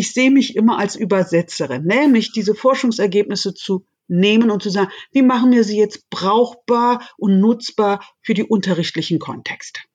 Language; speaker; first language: German; early bilingual, other home language; Turkish